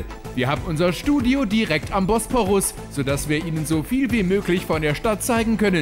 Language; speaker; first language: German; native; German